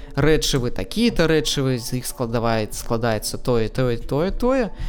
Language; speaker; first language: Belarusian; non-native, local second language; Russian